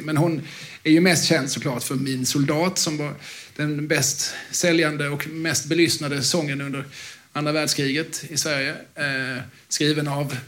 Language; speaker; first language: Swedish; native; Swedish